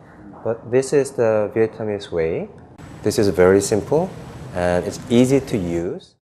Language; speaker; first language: English; non-native, fluent; Korean